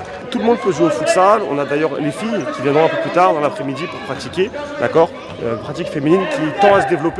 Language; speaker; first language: French; native; French